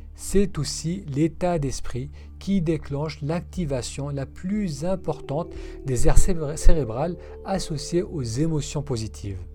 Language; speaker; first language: French; non-native, local second language; Arabic